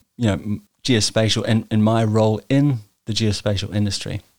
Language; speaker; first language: English; native; English